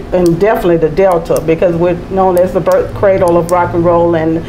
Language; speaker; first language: English; native; English